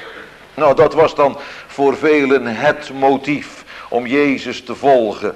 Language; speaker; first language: Dutch; native; Dutch